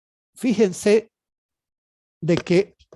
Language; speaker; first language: Spanish; native; Spanish